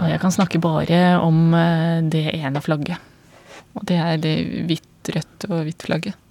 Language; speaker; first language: Norwegian; non-native, fluent; Russian